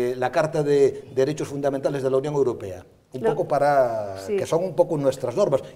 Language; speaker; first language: Spanish; native; Spanish